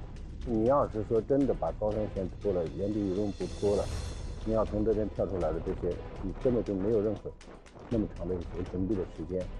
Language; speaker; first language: Chinese; native; Chinese